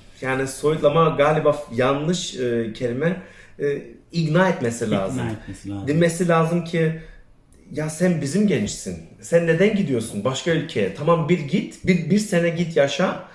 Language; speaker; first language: Turkish; early bilingual, other home language; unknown